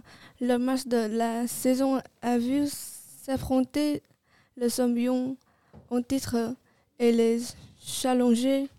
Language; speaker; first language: French; non-native, learner; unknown